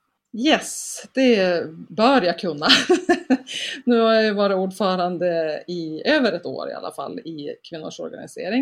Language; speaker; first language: Swedish; native; Swedish